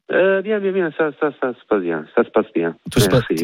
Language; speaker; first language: French; non-native, fluent; Portuguese